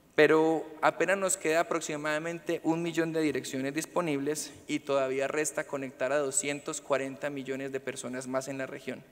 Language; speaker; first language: Spanish; native; Spanish